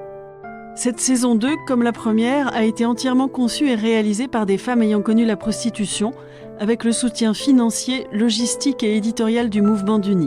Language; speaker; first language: French; native; French